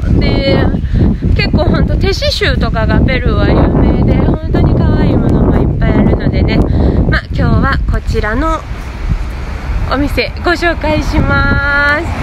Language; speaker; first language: Japanese; native; Japanese